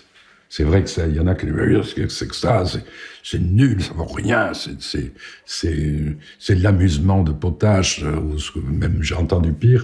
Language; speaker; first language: French; native; French